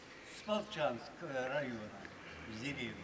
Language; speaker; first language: Russian; native; Russian